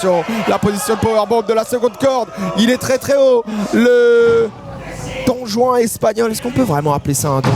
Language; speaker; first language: French; native; French